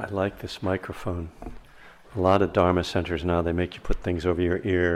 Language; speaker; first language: English; native; English